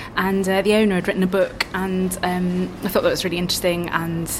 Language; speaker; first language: English; native; English